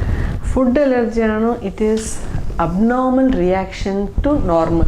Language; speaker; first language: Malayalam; non-native, fluent; Tamil